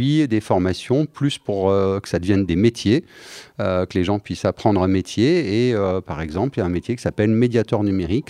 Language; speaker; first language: French; native; French